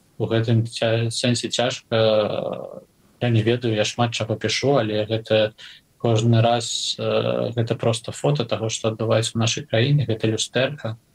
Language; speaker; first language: Belarusian; non-native, local second language; Russian